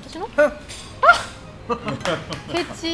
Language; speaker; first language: Japanese; native; Japanese